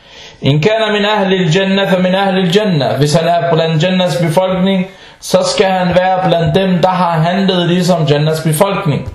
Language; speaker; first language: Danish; non-native, fluent; Arabic